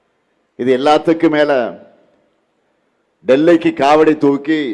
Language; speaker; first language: Tamil; native; Tamil